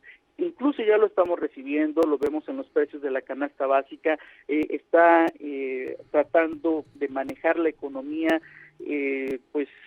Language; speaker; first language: Spanish; native; Spanish